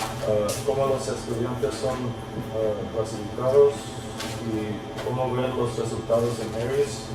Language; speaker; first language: Spanish; early bilingual, heritage; Spanish